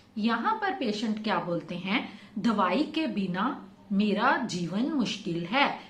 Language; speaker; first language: Hindi; non-native, local second language; Punjabi